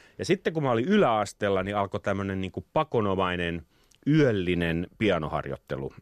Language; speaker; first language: Finnish; native; Finnish